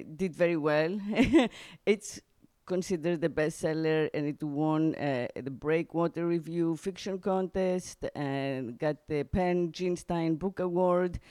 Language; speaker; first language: English; non-native, fluent; Greek